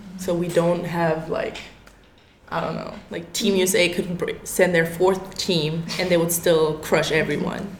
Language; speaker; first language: English; non-native, fluent; German